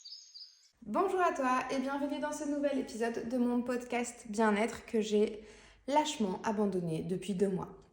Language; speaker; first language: French; native; French